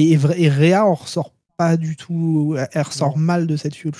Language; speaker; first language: French; native; French